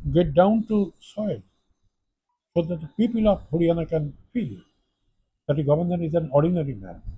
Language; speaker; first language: English; non-native, local second language; Bangla